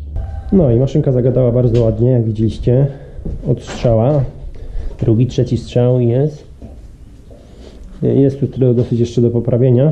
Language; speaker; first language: Polish; native; Polish